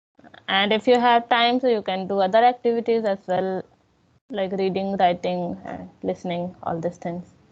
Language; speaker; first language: English; non-native, local second language; Hindi